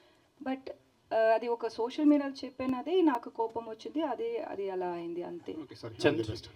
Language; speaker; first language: Telugu; non-native, learner; Tamil